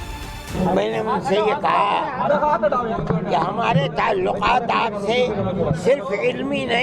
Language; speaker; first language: Hindi; native; Hindi